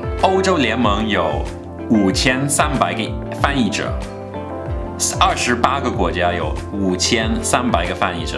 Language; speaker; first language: Chinese; non-native, fluent; English